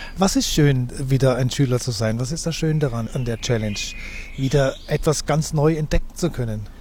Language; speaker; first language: German; native; German